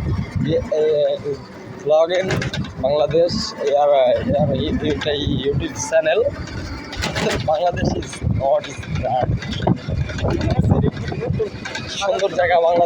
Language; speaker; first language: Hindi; non-native, learner; Bangla